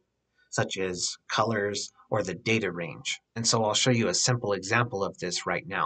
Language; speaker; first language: English; native; English